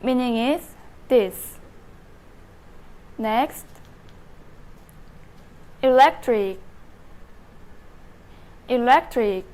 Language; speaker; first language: English; non-native, learner; Indonesian